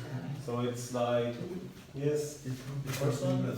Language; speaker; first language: English; non-native, learner; German